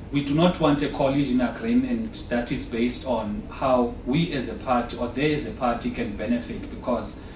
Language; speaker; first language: English; non-native, local second language; Xhosa